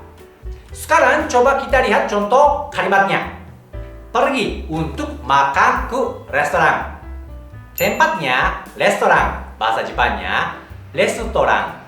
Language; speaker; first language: Indonesian; non-native, fluent; Japanese